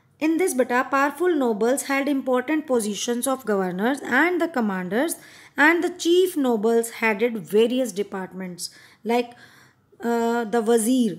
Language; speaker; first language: English; non-native, local second language; Hindi